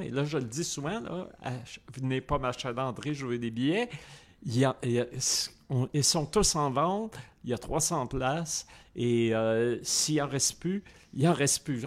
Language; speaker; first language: French; native; French